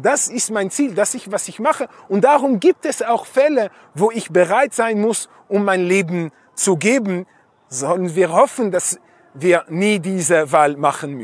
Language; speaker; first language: German; non-native, fluent; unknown